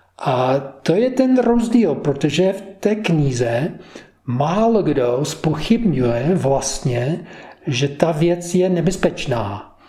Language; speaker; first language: Czech; non-native, fluent; English